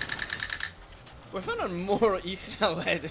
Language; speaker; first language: Welsh; native; Welsh